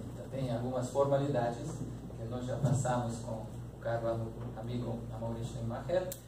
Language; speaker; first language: Portuguese; non-native, fluent; Hungarian